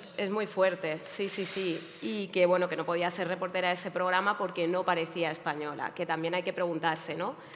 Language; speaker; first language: Spanish; native; Spanish